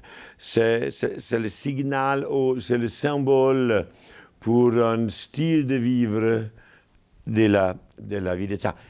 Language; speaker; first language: French; non-native, fluent; German